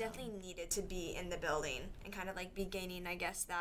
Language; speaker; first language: English; native; English